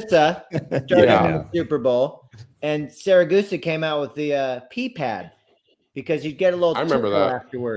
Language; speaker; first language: English; native; English